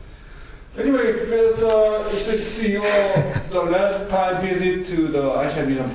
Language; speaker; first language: English; non-native, learner; Korean